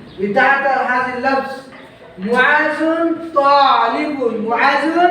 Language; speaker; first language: Arabic; non-native, fluent; Bangla